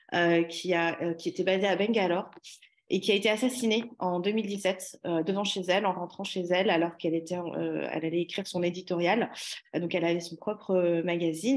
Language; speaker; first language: French; native; French